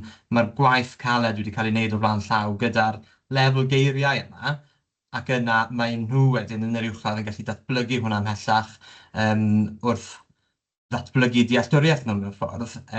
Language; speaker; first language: Welsh; native; Welsh